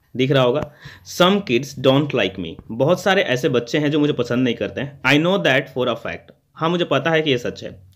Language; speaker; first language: Hindi; native; Hindi